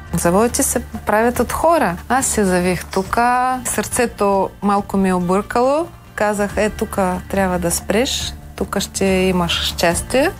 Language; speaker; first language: Bulgarian; non-native, fluent; Ukrainian